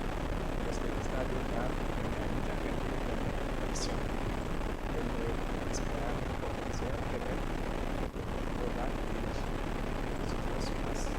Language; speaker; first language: Spanish; non-native, fluent; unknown